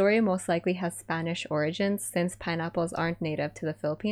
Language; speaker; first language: English; non-native, local second language; Iloko